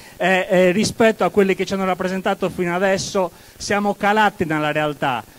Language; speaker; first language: Italian; native; Italian